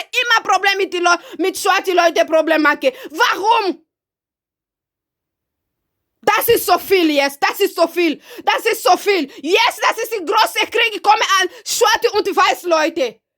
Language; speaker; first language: German; non-native, learner; Lingala